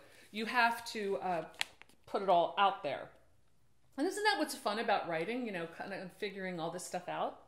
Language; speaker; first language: English; native; English